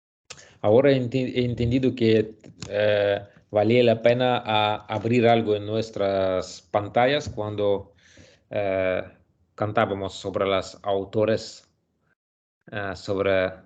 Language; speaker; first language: Spanish; non-native, learner; Russian